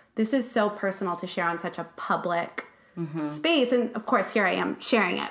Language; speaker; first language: English; native; English